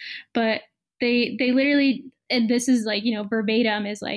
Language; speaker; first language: English; native; English